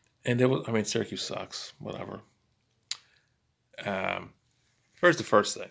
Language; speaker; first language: English; native; English